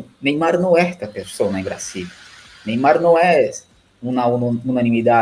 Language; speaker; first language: Spanish; non-native, learner; Portuguese